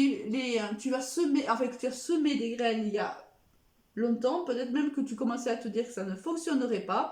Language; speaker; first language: French; native; French